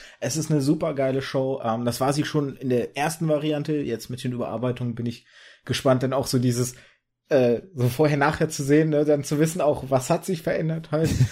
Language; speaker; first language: German; early bilingual, other home language; Russian